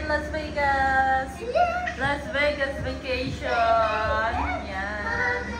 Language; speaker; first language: English; non-native, learner; Filipino